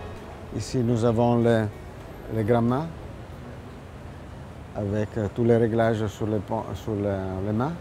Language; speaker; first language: French; non-native, learner; Italian